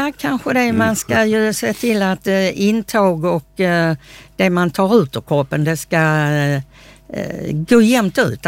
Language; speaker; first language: Swedish; native; Swedish